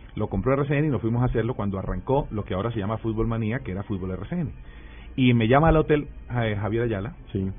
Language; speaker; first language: Spanish; native; Spanish